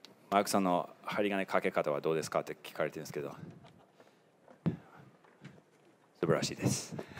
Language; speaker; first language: Japanese; non-native, fluent; English